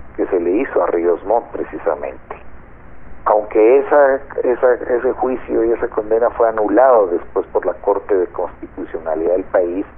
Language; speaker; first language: Spanish; native; Spanish